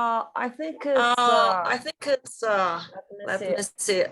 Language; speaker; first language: English; non-native, learner; Portuguese